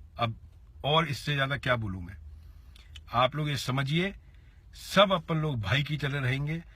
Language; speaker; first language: Hindi; native; Hindi